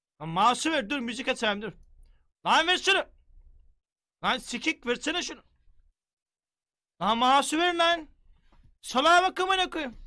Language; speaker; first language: Turkish; native; Turkish